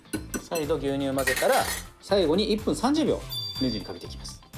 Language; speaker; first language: Japanese; native; Japanese